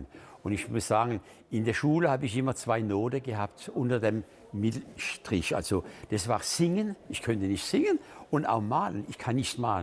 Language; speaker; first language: German; non-native, fluent; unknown